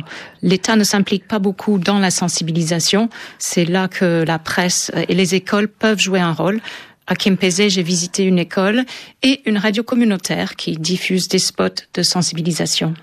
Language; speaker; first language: French; native; French